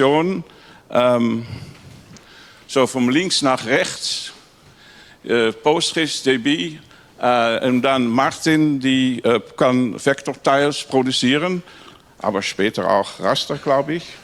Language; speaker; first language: German; non-native, learner; Dutch